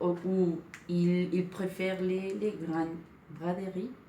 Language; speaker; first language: French; non-native, learner; Spanish